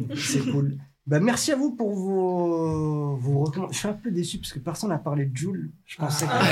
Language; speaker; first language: French; native; French